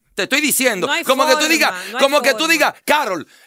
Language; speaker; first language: Spanish; native; Spanish